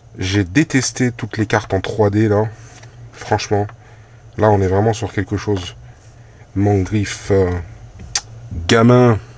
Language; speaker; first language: French; native; French